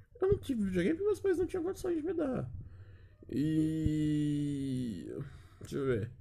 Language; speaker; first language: Portuguese; native; Portuguese